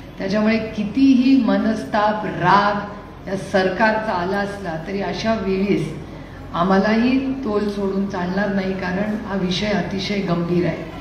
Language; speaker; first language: Marathi; native; Marathi